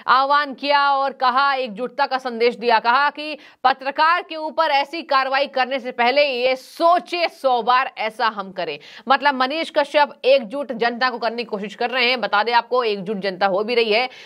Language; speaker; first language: Hindi; native; Hindi